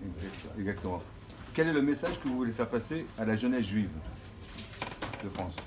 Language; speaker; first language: French; native; French